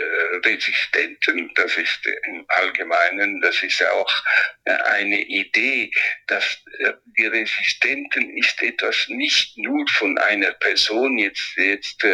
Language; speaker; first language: German; non-native, fluent; Italian